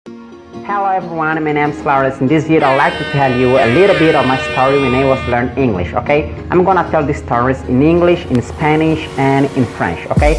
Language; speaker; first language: English; non-native, fluent; Portuguese